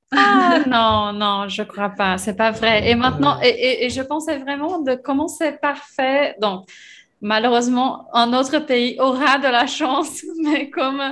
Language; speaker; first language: French; non-native, fluent; Portuguese